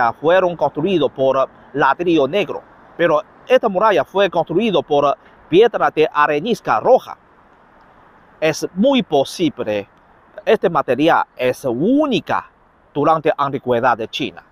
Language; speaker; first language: Spanish; non-native, learner; Chinese